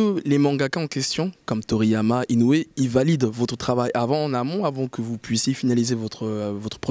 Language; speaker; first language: French; native; French